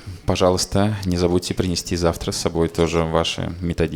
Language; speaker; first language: Russian; native; Russian